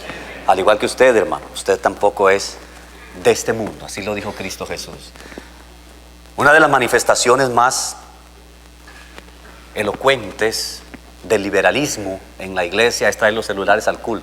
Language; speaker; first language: Spanish; native; Spanish